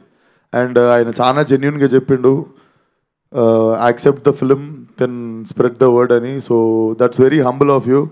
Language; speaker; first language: Telugu; native; Telugu